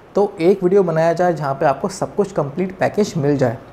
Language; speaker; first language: Hindi; native; Hindi